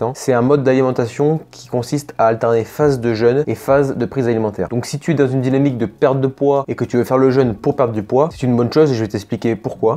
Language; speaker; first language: French; native; French